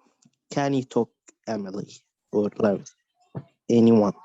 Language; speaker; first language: English; non-native, learner; Spanish